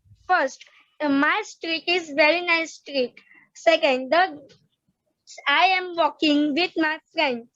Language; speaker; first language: English; non-native, learner; Hindi